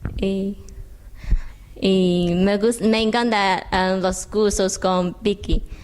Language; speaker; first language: Spanish; non-native, learner; Chinese